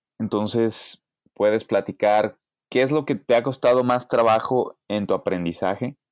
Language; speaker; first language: Spanish; native; Spanish